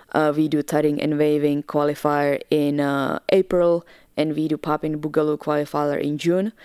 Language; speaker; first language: English; non-native, fluent; Czech